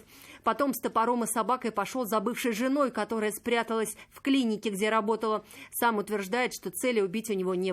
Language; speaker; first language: Russian; native; Russian